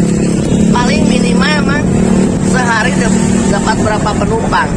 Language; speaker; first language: Indonesian; non-native, local second language; Sundanese